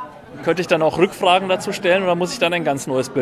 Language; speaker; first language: German; native; German